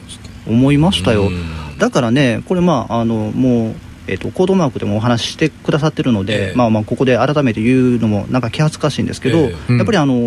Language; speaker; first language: Japanese; native; Japanese